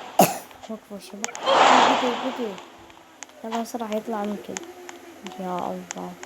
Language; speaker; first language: Arabic; native; Arabic